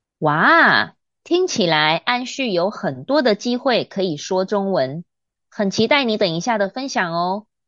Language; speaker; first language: Chinese; native; Chinese